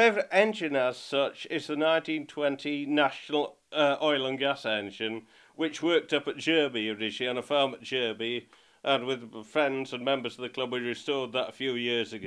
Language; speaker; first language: English; native; English